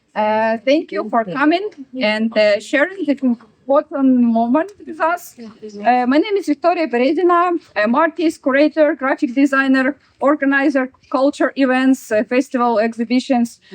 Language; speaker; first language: English; non-native, learner; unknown